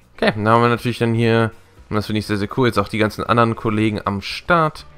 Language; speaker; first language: German; native; German